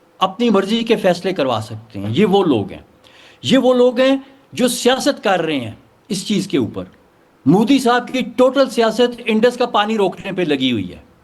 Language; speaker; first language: Urdu; non-native, local second language; Punjabi